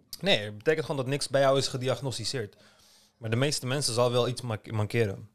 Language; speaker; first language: Dutch; early bilingual, other home language; Turkish